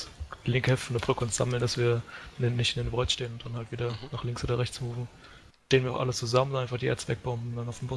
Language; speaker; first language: German; native; German